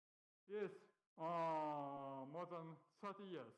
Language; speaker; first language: English; non-native, learner; Japanese